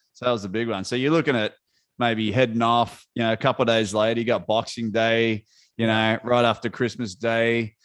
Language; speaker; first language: English; native; English